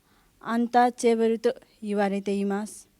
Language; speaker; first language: Japanese; non-native, learner; Nepali